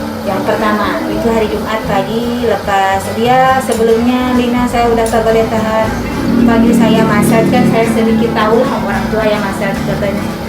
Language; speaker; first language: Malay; non-native, local second language; Sundanese